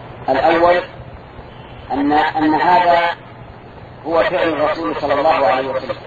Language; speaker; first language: Arabic; native; Arabic